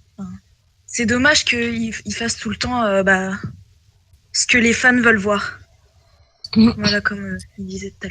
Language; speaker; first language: French; native; French